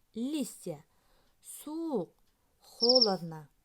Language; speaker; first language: Russian; non-native, local second language; Kyrgyz